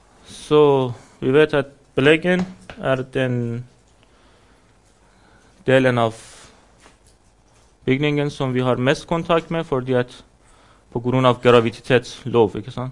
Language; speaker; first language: Norwegian; non-native, fluent; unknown